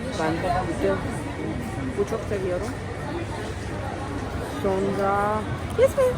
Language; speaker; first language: Turkish; non-native, learner; Persian